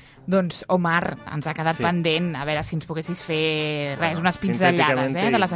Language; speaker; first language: Catalan; native; Catalan